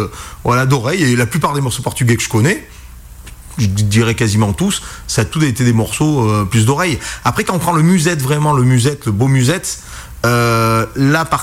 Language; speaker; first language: French; native; French